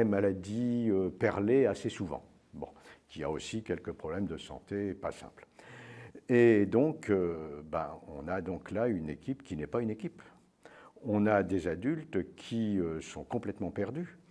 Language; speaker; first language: French; native; French